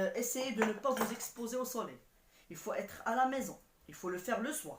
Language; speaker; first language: French; non-native, local second language; Arabic